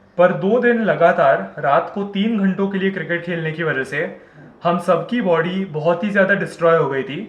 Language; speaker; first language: Hindi; non-native, local second language; Marathi